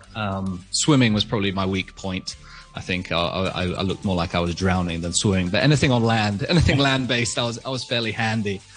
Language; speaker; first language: English; native; English